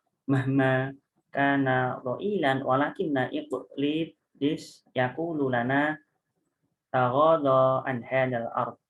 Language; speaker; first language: Arabic; non-native, learner; Indonesian